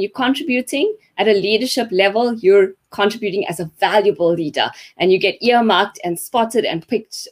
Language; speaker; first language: English; native; English